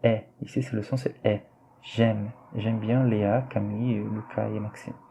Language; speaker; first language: French; non-native, fluent; Portuguese